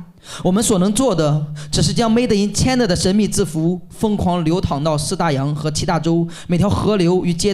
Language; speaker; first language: Chinese; native; Chinese